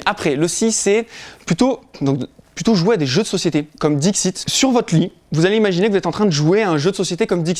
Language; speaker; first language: French; native; French